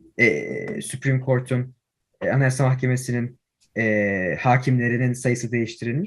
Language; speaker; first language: Turkish; early bilingual, heritage; Turkish